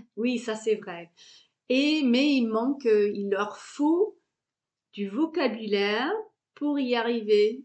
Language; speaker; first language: French; non-native, fluent; English